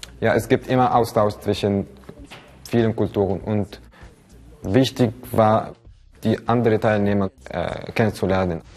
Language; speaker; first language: German; non-native, fluent; Arabic